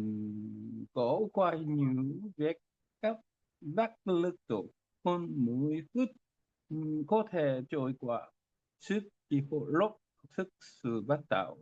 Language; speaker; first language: Vietnamese; non-native, learner; Korean